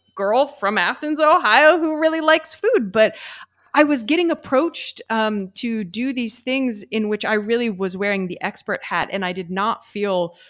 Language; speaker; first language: English; native; English